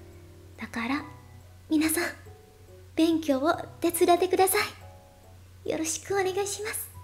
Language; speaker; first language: Japanese; non-native, learner; Indonesian